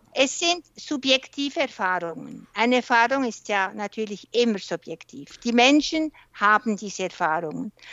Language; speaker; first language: German; non-native, local second language; French